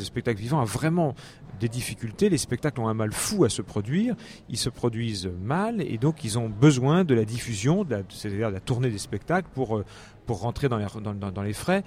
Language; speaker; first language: French; native; French